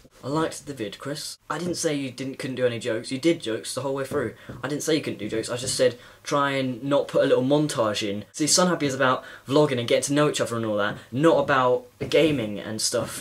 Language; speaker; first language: English; native; English